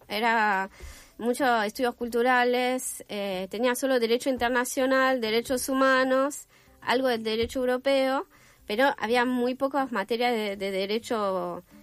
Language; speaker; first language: Spanish; non-native, fluent; French